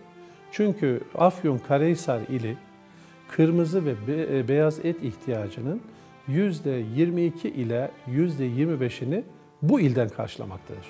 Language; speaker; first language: Turkish; native; Turkish